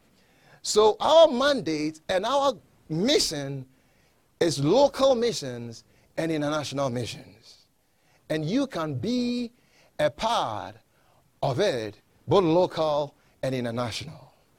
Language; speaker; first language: English; non-native, local second language; Akan